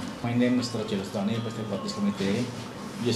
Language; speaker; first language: English; non-native, learner; Indonesian